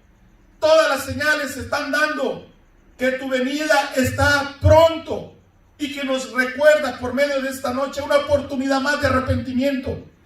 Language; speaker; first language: Spanish; native; Spanish